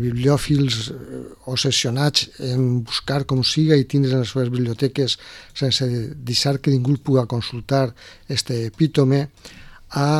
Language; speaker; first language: Catalan; native; Catalan